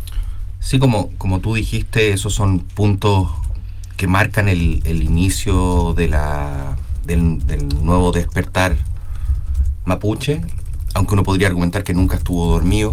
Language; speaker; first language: Spanish; native; Spanish